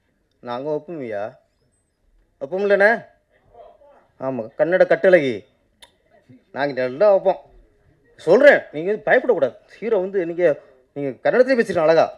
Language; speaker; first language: Tamil; native; Tamil